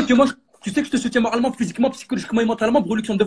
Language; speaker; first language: French; native; French